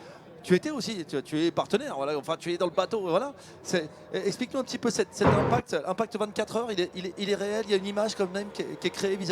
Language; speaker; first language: French; native; French